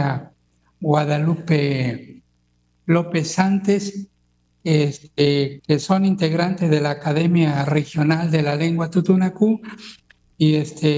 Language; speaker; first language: Spanish; non-native, local second language; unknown